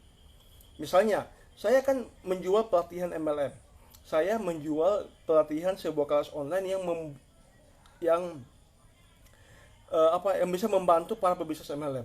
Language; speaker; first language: Indonesian; native; Indonesian